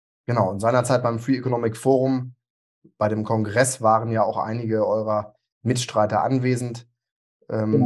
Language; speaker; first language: German; native; German